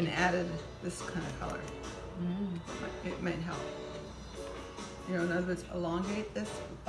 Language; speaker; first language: English; native; English